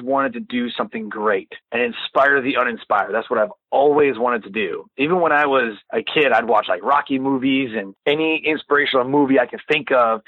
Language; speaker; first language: English; native; English